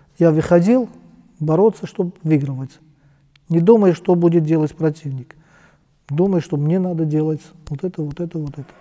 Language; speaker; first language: Russian; non-native, local second language; Armenian